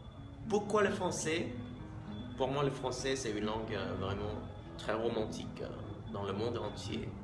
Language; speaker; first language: French; non-native, fluent; Vietnamese